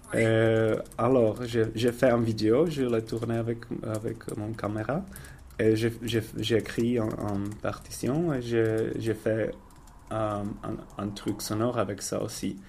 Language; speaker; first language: French; non-native, learner; Czech